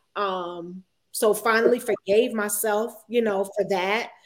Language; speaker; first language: English; native; English